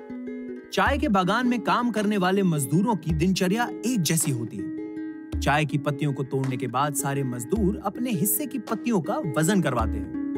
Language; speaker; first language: Hindi; native; Hindi